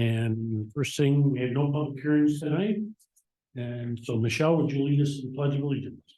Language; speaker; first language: English; native; English